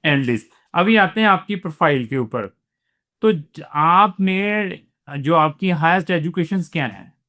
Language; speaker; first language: Hindi; non-native, local second language; Punjabi